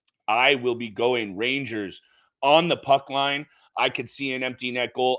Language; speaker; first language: English; native; English